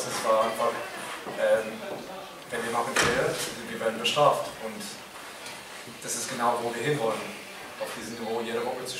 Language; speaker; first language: German; non-native, fluent; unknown